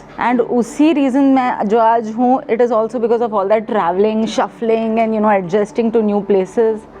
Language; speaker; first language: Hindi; native; Hindi